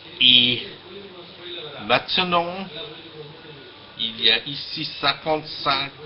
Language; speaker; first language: French; non-native, fluent; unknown